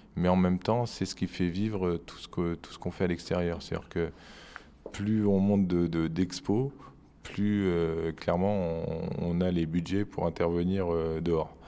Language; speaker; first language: French; native; French